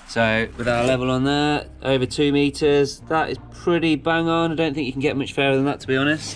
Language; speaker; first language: English; native; English